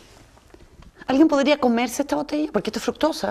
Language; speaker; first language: Spanish; native; Spanish